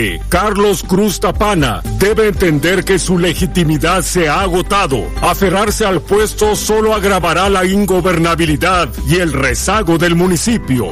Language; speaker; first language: Spanish; native; Spanish